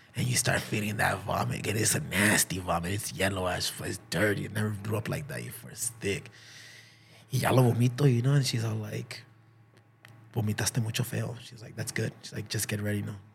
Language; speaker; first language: English; early bilingual, other home language; Spanish